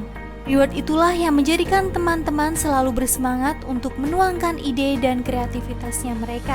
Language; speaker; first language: Indonesian; native; Indonesian